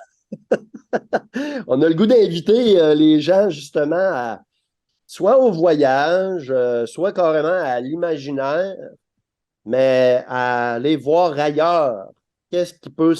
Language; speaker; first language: French; native; French